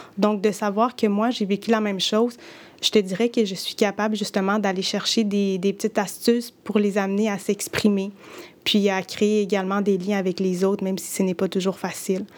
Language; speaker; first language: French; early bilingual, other home language; Spanish